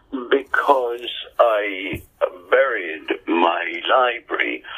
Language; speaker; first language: English; early bilingual, heritage; English